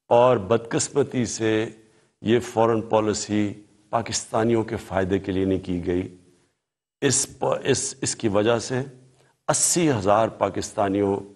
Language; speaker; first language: Urdu; native; Urdu